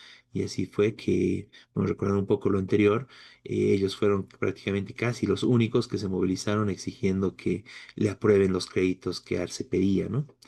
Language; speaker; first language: Spanish; native; Spanish